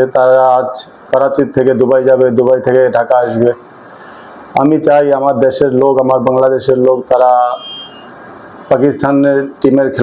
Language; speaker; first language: Bangla; early bilingual, heritage; Bangla